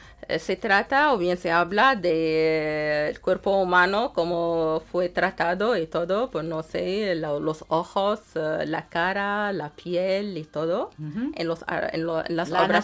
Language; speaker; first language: Spanish; non-native, fluent; Arabic